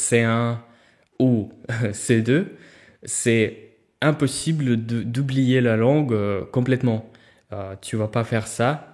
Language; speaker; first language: French; non-native, fluent; Russian